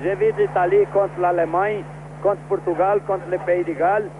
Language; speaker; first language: French; non-native, fluent; Portuguese